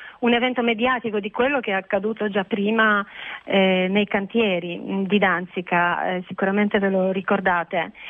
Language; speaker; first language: Italian; non-native, fluent; Polish